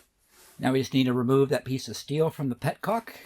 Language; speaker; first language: English; native; English